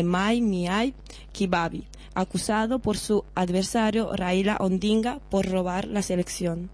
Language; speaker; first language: Spanish; native; Spanish